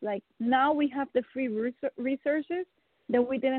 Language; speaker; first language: English; non-native, fluent; Dutch